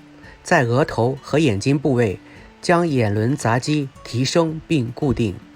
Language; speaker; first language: Chinese; native; Chinese